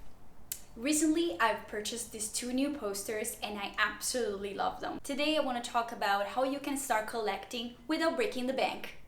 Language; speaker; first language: English; non-native, fluent; Italian